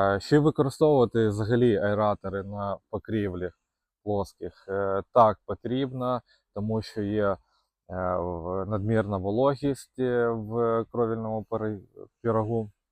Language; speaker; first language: Ukrainian; non-native, local second language; Russian